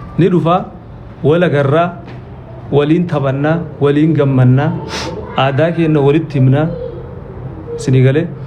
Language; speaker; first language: Oromo; native; Oromo